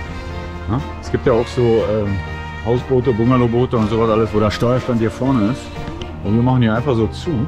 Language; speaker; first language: German; native; German